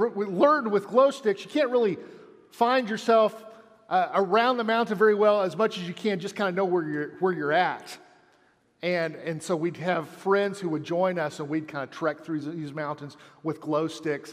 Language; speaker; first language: English; native; English